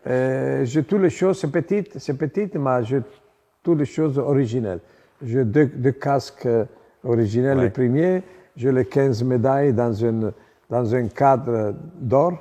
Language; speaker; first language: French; non-native, learner; Italian